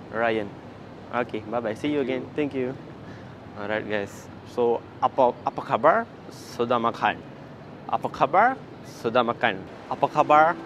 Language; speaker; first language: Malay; early bilingual, other home language; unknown